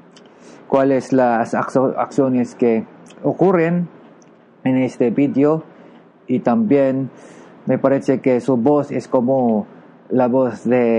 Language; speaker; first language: Spanish; non-native, learner; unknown